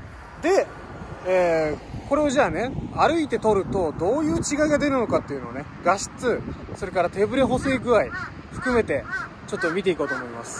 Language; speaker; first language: Japanese; native; Japanese